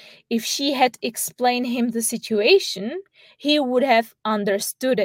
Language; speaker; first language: English; non-native, fluent; Czech